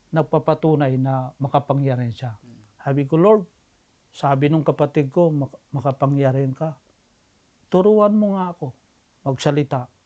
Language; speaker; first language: Filipino; non-native, local second language; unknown